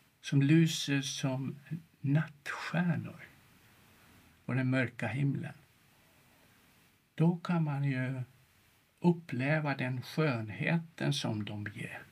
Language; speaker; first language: Swedish; non-native, local second language; Finnish